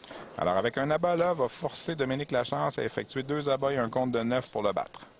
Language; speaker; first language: French; native; French